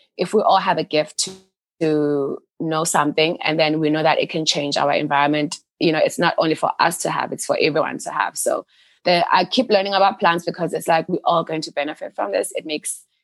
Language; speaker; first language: English; non-native, local second language; Xhosa